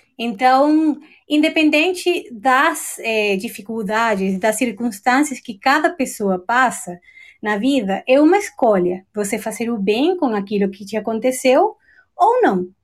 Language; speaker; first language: Portuguese; non-native, fluent; Spanish